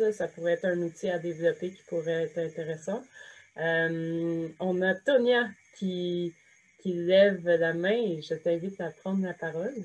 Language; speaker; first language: French; native; French